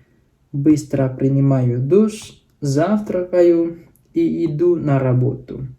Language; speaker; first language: Russian; non-native, fluent; Indonesian